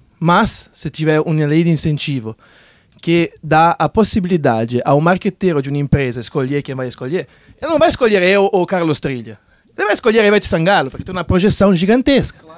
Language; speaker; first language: Portuguese; non-native, fluent; Italian